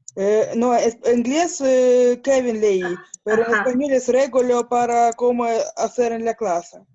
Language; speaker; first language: Spanish; non-native, learner; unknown